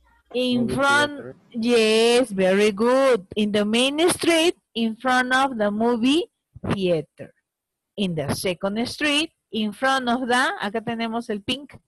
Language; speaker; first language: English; non-native, learner; Spanish